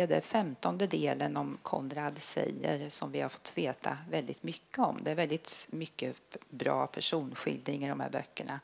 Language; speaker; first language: Swedish; native; Swedish